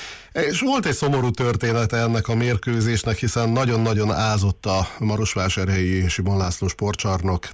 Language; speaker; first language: Hungarian; native; Hungarian